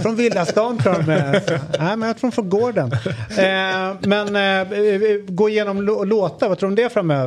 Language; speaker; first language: Swedish; native; Swedish